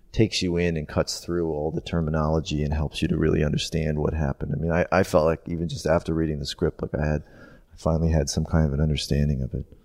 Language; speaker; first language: English; native; English